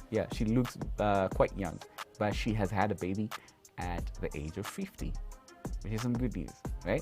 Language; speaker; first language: English; non-native, local second language; Swahili